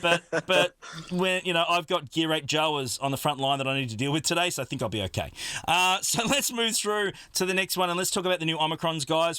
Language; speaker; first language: English; native; English